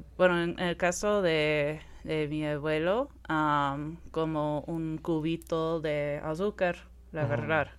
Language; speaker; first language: Spanish; non-native, fluent; English